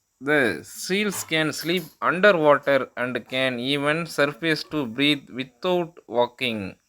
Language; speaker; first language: English; non-native, local second language; Tamil